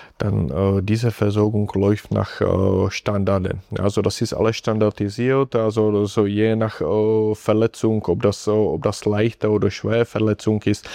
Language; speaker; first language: German; non-native, fluent; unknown